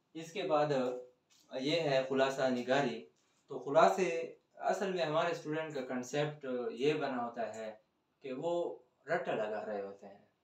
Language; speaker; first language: Hindi; non-native, local second language; Punjabi